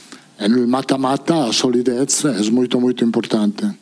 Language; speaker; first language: Portuguese; non-native, learner; Italian